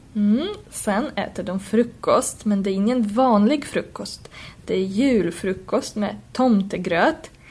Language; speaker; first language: Swedish; non-native, fluent; Polish